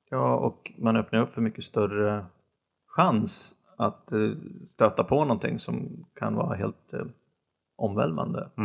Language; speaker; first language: Swedish; native; Swedish